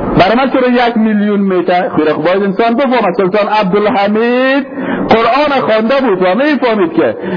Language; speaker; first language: Persian; native; Persian